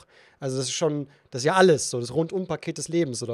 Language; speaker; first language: German; native; German